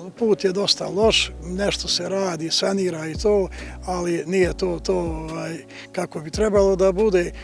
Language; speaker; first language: Bosnian; native; Bosnian